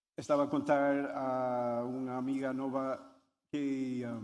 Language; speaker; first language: Galician; non-native, learner; English